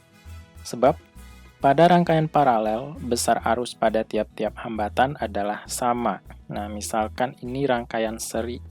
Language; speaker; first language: Indonesian; native; Indonesian